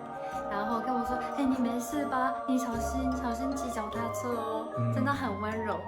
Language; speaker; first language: Chinese; non-native, fluent; Japanese